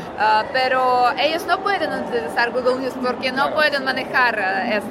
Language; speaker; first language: Spanish; non-native, learner; Russian